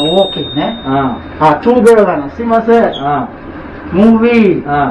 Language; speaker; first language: Japanese; non-native, learner; English